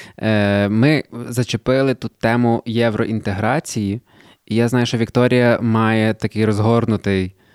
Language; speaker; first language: Ukrainian; native; Ukrainian